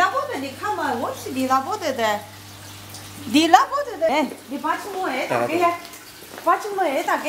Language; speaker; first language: Russian; non-native, learner; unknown